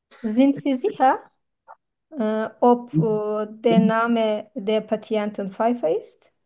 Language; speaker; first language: German; non-native, fluent; Turkish